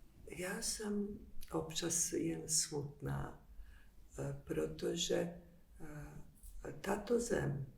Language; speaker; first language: Czech; non-native, fluent; Bosnian